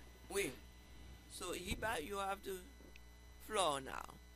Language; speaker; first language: English; non-native, fluent; Haitian Creole